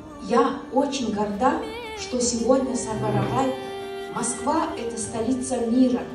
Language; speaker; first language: Russian; non-native, local second language; Kyrgyz